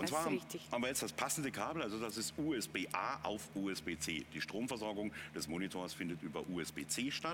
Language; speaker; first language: German; native; German